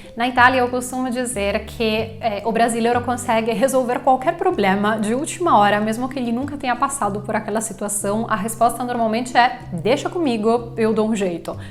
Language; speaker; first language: Portuguese; non-native, fluent; Italian